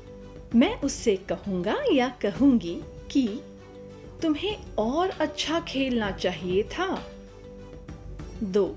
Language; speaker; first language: Hindi; native; Hindi